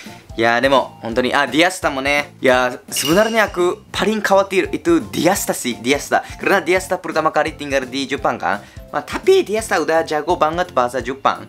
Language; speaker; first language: Indonesian; non-native, fluent; Japanese